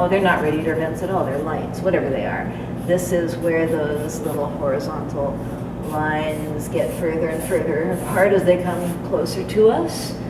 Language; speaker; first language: English; native; English